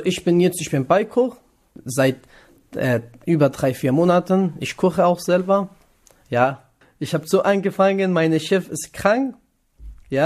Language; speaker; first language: German; non-native, learner; Kurdish